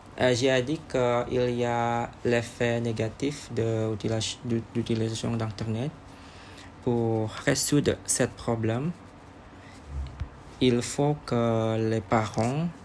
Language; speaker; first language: French; non-native, learner; Indonesian